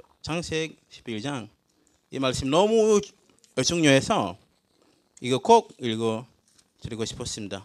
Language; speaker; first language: Korean; non-native, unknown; Swahili